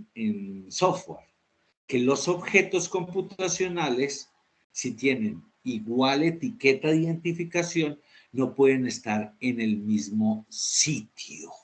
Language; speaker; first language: Spanish; native; Spanish